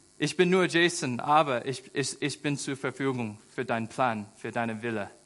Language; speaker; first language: German; non-native, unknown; English